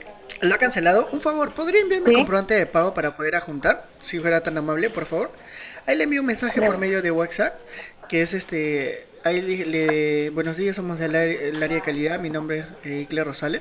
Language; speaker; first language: Spanish; native; Spanish